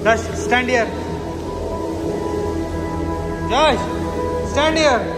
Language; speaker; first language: English; non-native, local second language; Hindi